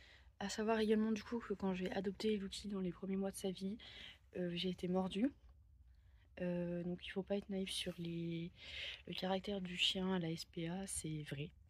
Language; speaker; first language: French; native; French